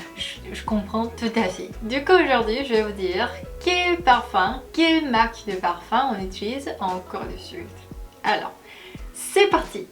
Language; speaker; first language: French; non-native, fluent; Korean